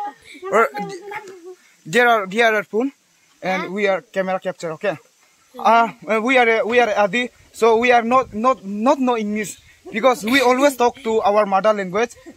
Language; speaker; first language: English; non-native, learner; Adi